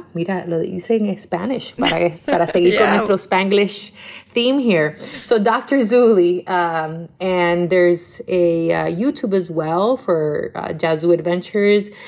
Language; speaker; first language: Spanish; native; Spanish